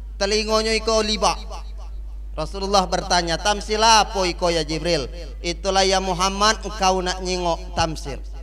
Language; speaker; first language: Malay; native; Malay